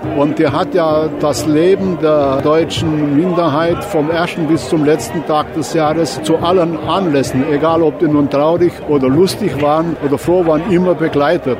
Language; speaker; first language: German; native; German